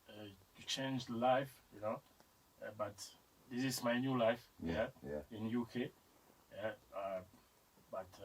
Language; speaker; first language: English; non-native, learner; French